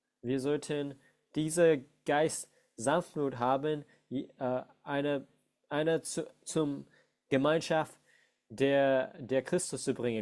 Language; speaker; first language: German; non-native, fluent; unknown